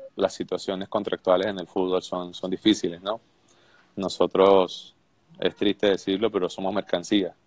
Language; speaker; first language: Spanish; native; Spanish